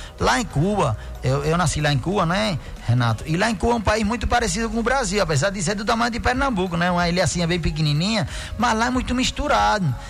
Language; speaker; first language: Portuguese; non-native, fluent; Spanish